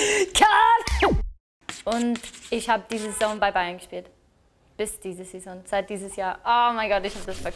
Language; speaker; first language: German; non-native, learner; English